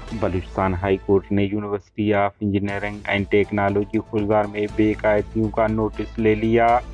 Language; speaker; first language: Urdu; non-native, local second language; Baluchi